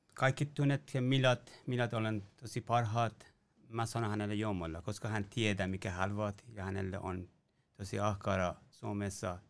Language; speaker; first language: Finnish; non-native, learner; Persian